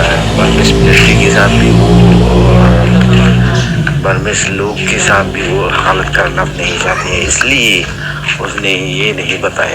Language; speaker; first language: Hindi; non-native, fluent; Rohingya